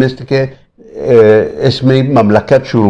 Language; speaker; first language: Persian; early bilingual, other home language; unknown